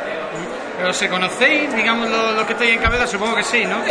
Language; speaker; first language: Spanish; native; Spanish